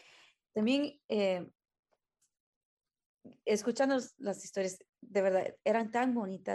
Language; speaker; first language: Spanish; early bilingual, heritage; Spanish